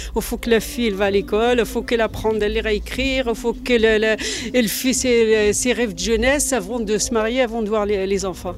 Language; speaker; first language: French; non-native, local second language; Berber languages